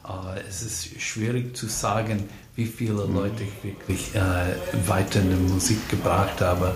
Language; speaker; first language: German; non-native, fluent; English